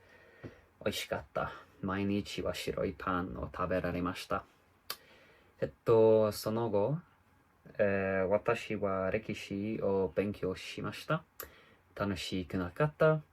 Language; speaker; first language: Japanese; non-native, learner; English